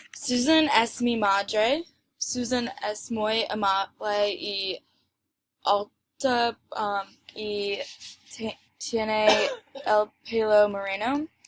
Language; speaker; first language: Spanish; non-native, learner; English